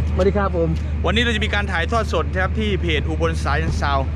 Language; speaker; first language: Thai; native; Thai